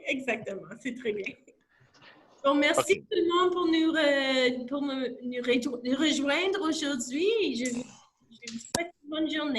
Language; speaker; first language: French; non-native, local second language; English